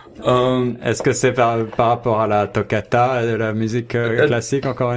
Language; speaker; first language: French; native; French